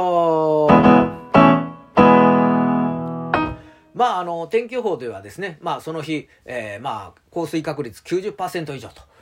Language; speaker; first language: Japanese; native; Japanese